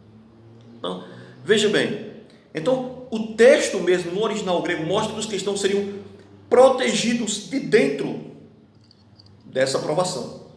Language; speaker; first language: Portuguese; native; Portuguese